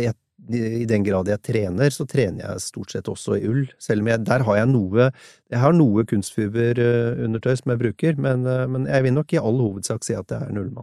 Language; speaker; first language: Norwegian; native; Norwegian